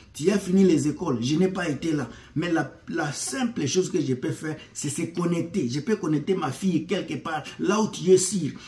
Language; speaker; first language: French; non-native, local second language; Lingala